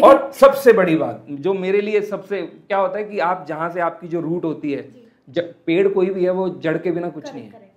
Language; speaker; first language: Hindi; native; Hindi